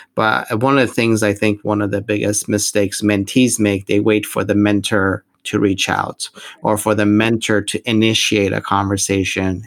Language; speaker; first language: English; non-native, fluent; Persian